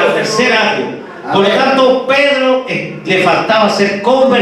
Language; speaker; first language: Spanish; native; Spanish